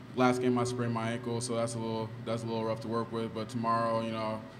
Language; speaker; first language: English; native; English